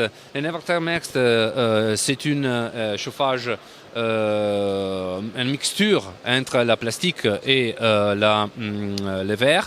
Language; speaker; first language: French; non-native, learner; Italian